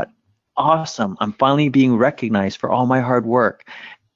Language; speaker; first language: English; early bilingual, other home language; Vietnamese